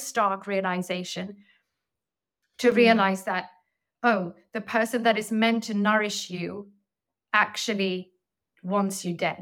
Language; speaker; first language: English; non-native, fluent; Swedish